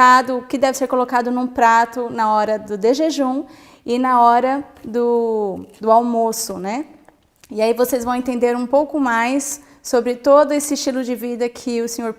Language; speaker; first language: Portuguese; native; Portuguese